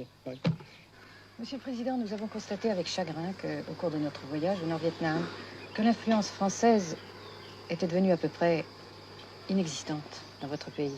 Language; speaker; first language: French; native; French